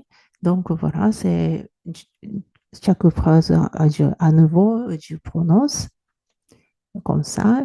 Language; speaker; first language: French; non-native, fluent; Japanese